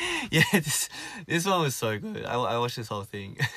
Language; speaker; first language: English; early bilingual, other home language; Korean